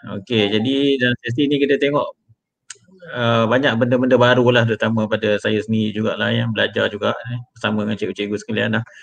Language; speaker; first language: Malay; native; Malay